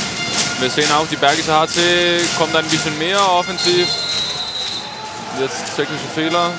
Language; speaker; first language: German; non-native, fluent; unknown